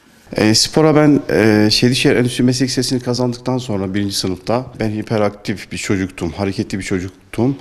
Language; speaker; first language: Turkish; native; Turkish